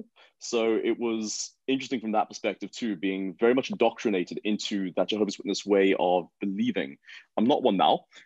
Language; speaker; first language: English; native; English